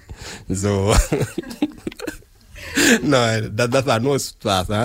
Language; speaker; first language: German; non-native, learner; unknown